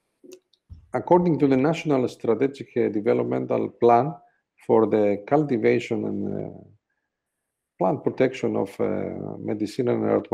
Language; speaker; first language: English; non-native, fluent; Greek